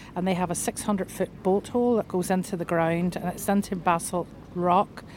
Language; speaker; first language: English; native; English